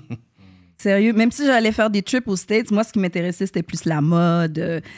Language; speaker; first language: French; native; French